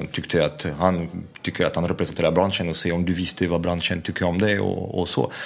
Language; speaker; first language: Swedish; non-native, fluent; French